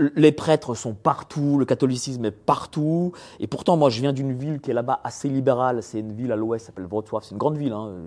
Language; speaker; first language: French; early bilingual, other home language; Polish